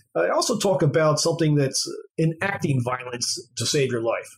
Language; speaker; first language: English; native; English